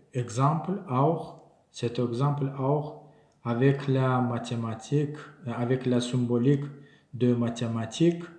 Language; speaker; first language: French; non-native, learner; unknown